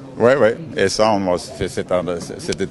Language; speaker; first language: French; non-native, fluent; Norwegian